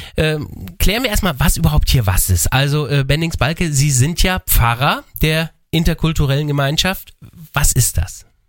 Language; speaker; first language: German; native; German